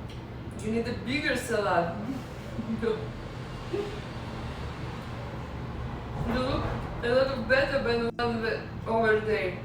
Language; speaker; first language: English; non-native, learner; Russian